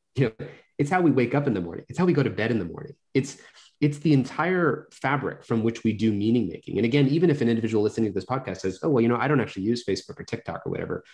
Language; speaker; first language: English; native; English